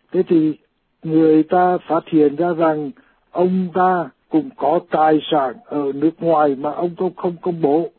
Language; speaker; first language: Vietnamese; native; Vietnamese